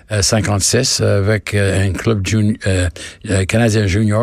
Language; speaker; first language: French; non-native, learner; English